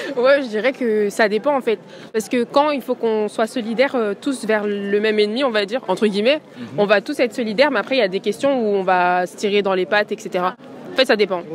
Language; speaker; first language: French; native; French